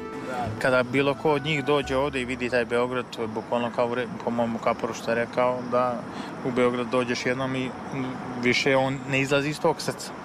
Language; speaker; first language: Serbian; native; Serbian